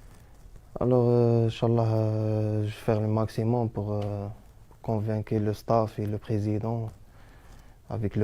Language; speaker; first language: French; non-native, learner; Arabic